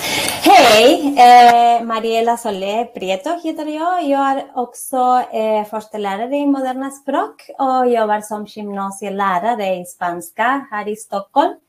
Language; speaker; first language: Swedish; non-native, fluent; Spanish